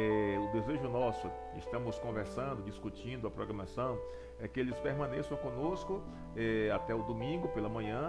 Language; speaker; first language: Portuguese; native; Portuguese